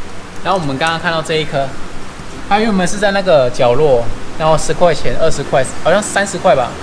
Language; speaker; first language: Chinese; native; Chinese